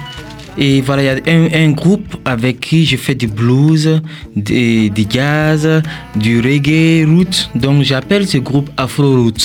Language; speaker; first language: French; non-native, local second language; Mossi